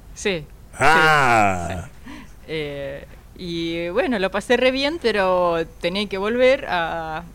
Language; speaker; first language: Spanish; non-native, fluent; Russian